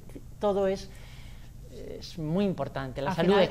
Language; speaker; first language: Spanish; native; Spanish